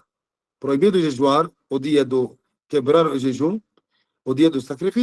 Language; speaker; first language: Portuguese; non-native, learner; Arabic